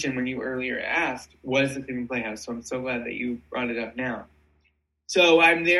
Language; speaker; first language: English; native; English